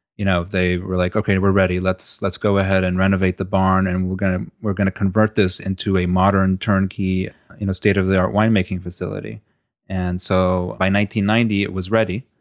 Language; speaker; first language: English; native; English